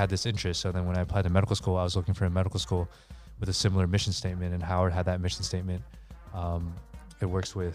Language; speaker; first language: English; native; English